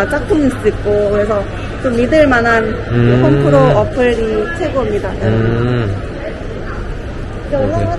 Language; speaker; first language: Korean; non-native, fluent; Thai